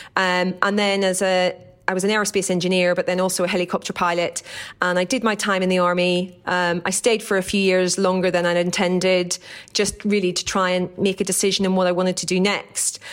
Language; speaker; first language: English; native; English